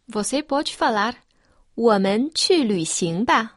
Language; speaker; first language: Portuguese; non-native, fluent; Chinese